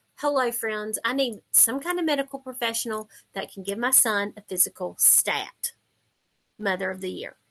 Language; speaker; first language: English; native; English